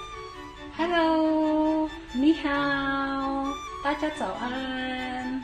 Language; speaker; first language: Chinese; non-native, learner; Filipino